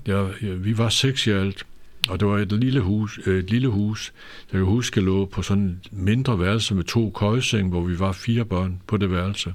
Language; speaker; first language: Danish; native; Danish